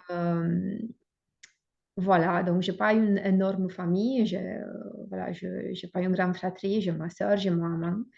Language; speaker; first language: French; non-native, fluent; Romanian